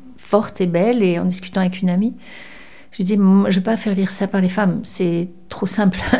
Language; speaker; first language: French; native; French